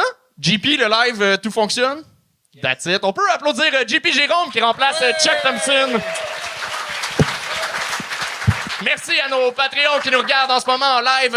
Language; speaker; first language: French; native; French